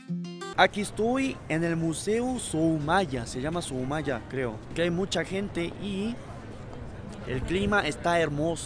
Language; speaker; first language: Spanish; non-native, fluent; Korean